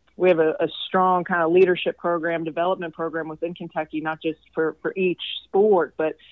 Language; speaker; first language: English; non-native, fluent; Swedish